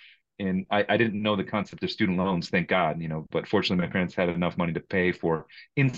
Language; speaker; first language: English; native; English